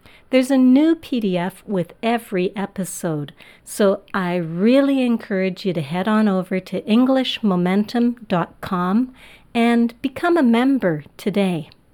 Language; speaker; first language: English; native; English